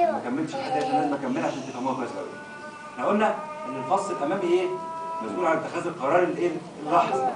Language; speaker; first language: Arabic; native; Arabic